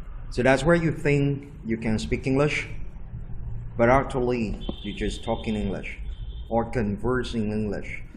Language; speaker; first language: English; non-native, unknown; Vietnamese